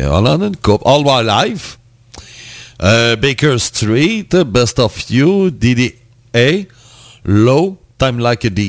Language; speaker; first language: French; native; French